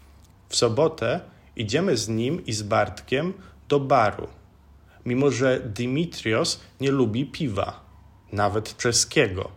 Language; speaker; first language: Polish; non-native, fluent; Czech